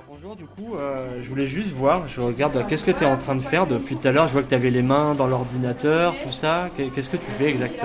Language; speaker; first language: French; native; French